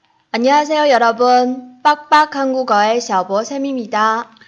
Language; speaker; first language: Korean; non-native, fluent; Chinese